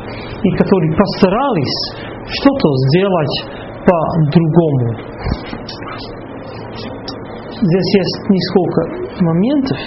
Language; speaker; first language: Russian; non-native, fluent; Dutch